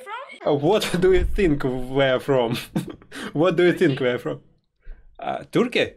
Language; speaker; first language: English; non-native, learner; Russian